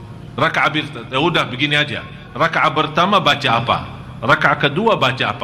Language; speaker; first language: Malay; non-native, fluent; Arabic